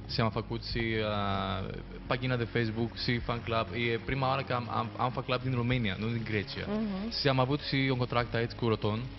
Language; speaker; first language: Romanian; early bilingual, other home language; Greek